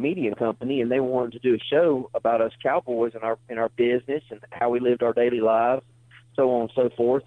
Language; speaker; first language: English; native; English